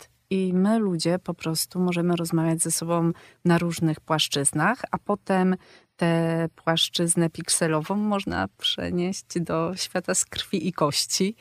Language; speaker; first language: Polish; native; Polish